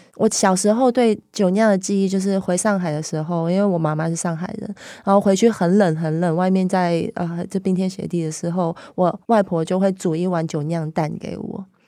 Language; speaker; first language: Chinese; non-native, local second language; Cantonese